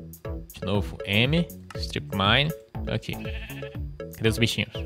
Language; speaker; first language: Portuguese; native; Portuguese